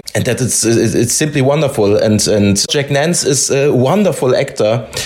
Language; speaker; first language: English; non-native, fluent; German